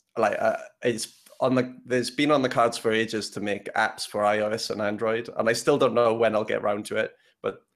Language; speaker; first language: English; native; English